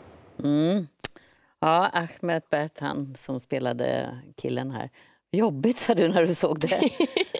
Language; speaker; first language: Swedish; native; Swedish